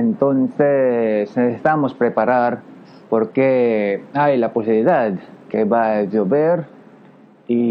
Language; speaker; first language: Spanish; non-native, learner; Japanese